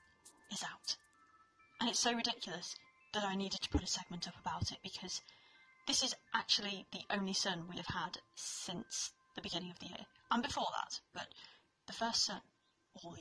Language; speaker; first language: English; native; English